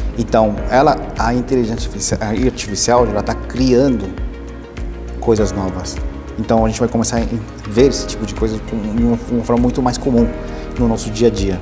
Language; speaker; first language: Portuguese; early bilingual, other home language; Spanish